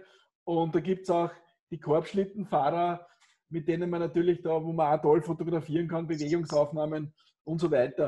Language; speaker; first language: German; native; German